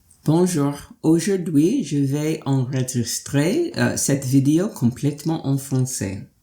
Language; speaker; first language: French; non-native, fluent; English